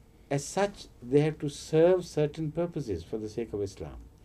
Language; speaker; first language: English; non-native, local second language; Punjabi